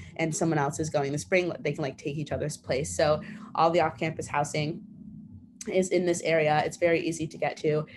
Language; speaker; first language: English; native; English